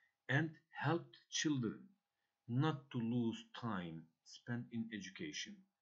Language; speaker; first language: English; non-native, fluent; Turkish